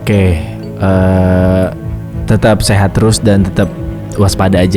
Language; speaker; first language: Indonesian; native; Indonesian